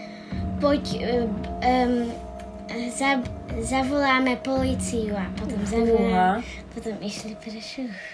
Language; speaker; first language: Slovak; early bilingual, heritage; Slovak